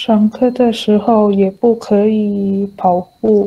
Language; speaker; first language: Chinese; non-native, learner; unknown